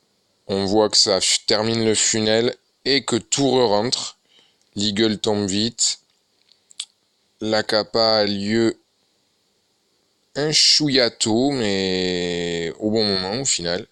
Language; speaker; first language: French; native; French